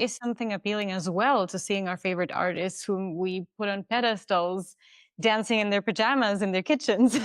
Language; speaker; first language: English; non-native, fluent; German